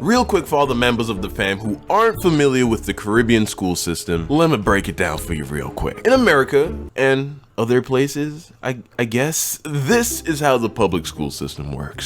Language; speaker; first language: English; native; English